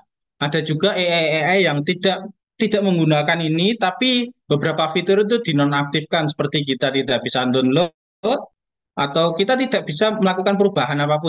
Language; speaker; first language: Indonesian; native; Indonesian